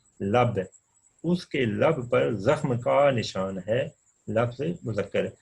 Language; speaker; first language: Urdu; non-native, local second language; Punjabi